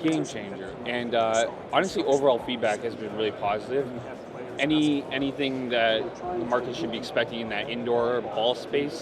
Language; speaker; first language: English; native; English